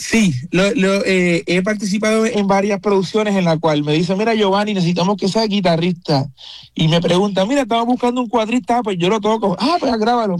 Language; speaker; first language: Spanish; native; Spanish